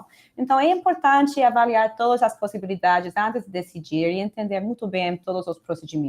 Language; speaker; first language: Portuguese; non-native, fluent; Spanish